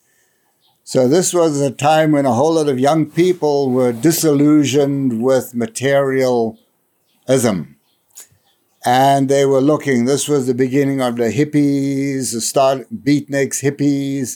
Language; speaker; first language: English; native; English